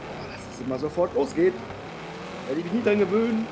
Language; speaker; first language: German; native; German